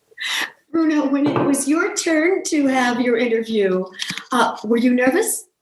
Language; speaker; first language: English; native; English